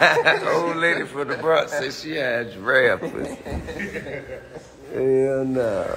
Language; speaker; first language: English; native; English